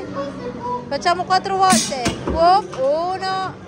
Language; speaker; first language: Italian; non-native, learner; Filipino